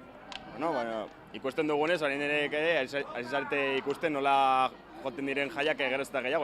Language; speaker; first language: Basque; native; Basque